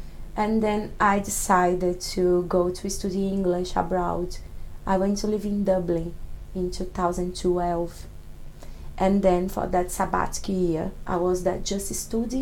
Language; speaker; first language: English; non-native, fluent; Portuguese